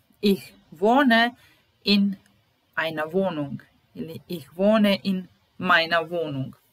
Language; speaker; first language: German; non-native, fluent; Serbian